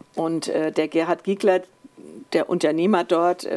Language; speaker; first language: German; native; German